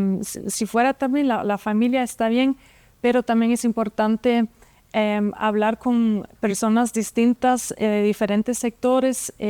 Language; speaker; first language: Spanish; non-native, fluent; German